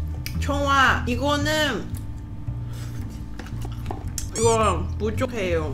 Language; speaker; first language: Korean; non-native, learner; Cantonese